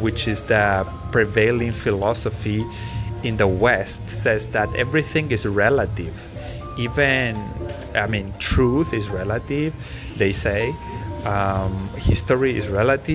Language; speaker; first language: English; non-native, fluent; Spanish